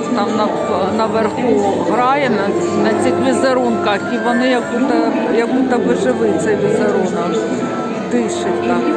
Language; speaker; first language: Ukrainian; native; Ukrainian